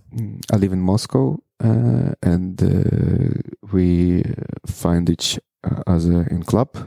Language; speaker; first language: English; non-native, learner; Ukrainian